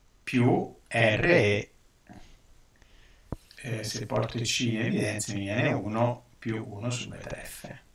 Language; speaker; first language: Italian; native; Italian